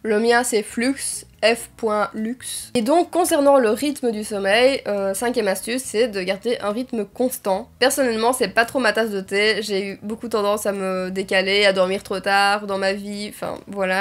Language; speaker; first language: French; native; French